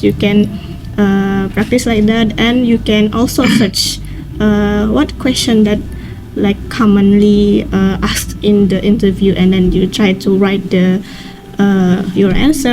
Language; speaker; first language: English; non-native, learner; Indonesian